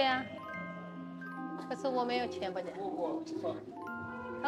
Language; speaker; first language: Chinese; non-native, learner; Indonesian